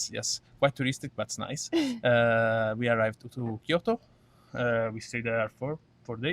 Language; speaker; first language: English; non-native, learner; Italian